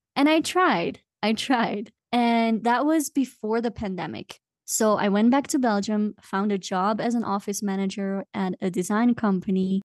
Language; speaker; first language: English; non-native, fluent; Dutch